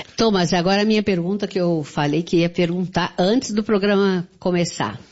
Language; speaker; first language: Portuguese; native; Portuguese